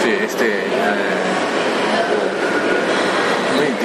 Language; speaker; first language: Spanish; non-native, learner; Japanese